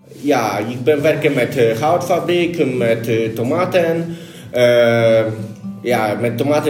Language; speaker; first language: Dutch; non-native, learner; Polish